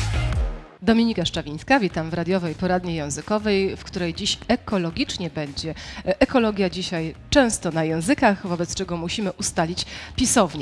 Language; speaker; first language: Polish; native; Polish